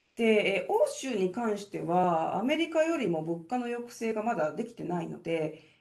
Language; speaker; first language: Japanese; native; Japanese